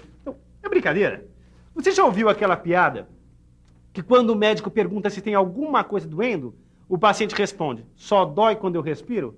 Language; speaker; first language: Portuguese; native; Portuguese